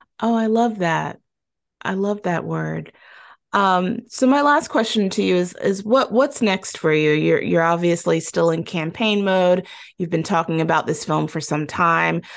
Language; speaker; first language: English; native; English